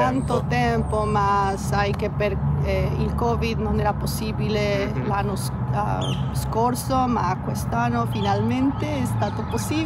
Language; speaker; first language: Italian; non-native, learner; Spanish